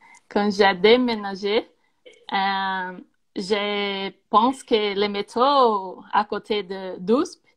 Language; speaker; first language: French; non-native, learner; Portuguese